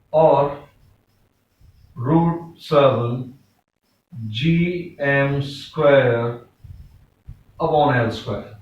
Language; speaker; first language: English; non-native, local second language; Hindi